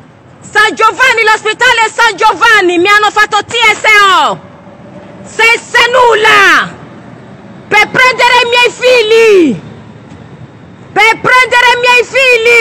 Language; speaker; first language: Italian; non-native, learner; Nigerian Pidgin